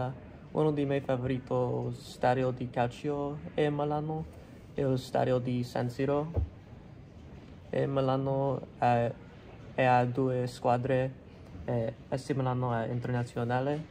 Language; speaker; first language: Italian; non-native, learner; English